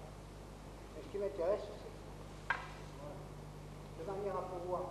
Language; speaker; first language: French; native; French